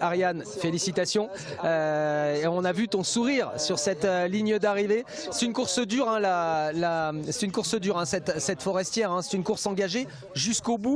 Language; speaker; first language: French; native; French